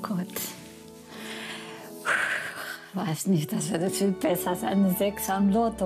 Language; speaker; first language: German; non-native, fluent; Portuguese